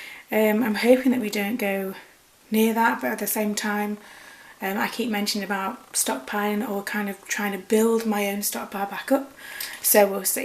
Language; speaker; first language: English; native; English